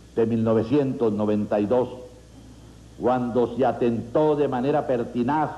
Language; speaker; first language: Spanish; native; Spanish